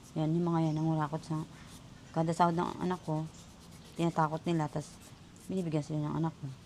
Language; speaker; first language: Filipino; non-native, local second language; Cebuano